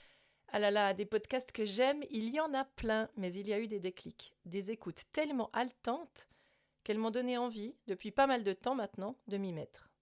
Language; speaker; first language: French; native; French